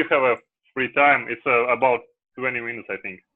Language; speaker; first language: English; non-native, learner; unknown